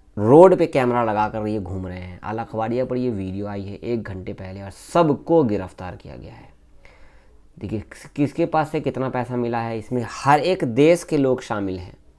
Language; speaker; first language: Hindi; native; Hindi